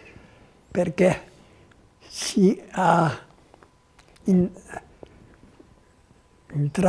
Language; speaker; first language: Italian; non-native, fluent; Polish